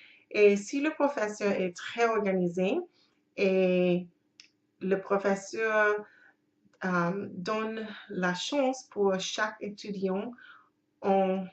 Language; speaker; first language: French; non-native, learner; English